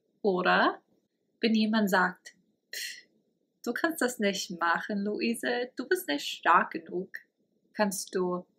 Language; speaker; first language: German; non-native, fluent; English